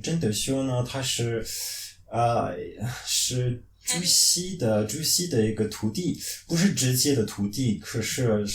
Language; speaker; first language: Chinese; non-native, fluent; French